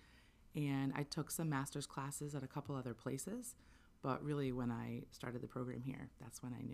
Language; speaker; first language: English; native; English